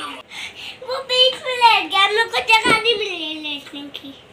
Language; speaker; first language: Hindi; native; Hindi